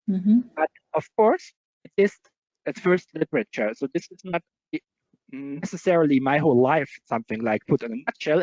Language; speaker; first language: English; non-native, fluent; German